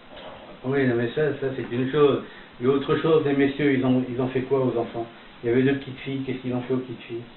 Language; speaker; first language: French; native; French